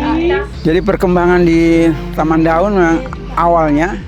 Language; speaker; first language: Indonesian; non-native, local second language; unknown